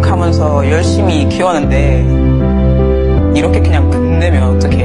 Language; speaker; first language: Korean; non-native, fluent; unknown